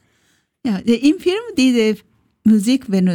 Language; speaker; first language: German; non-native, learner; Japanese